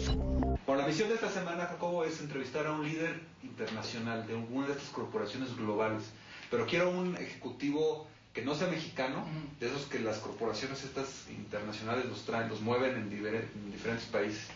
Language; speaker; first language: Spanish; native; Spanish